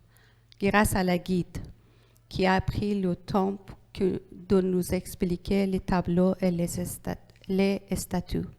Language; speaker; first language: French; non-native, learner; Persian